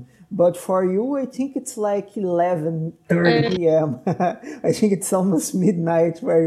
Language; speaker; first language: English; non-native, fluent; Portuguese